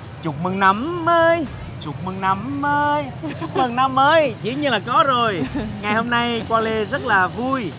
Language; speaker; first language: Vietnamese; early bilingual, other home language; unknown